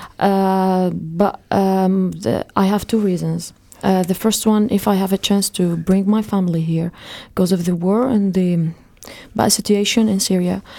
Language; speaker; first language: English; non-native, fluent; Arabic